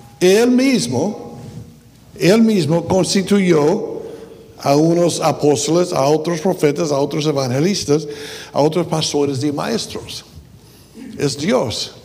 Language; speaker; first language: Spanish; non-native, fluent; English